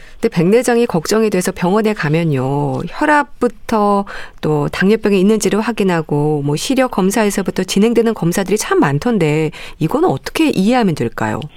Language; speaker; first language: Korean; native; Korean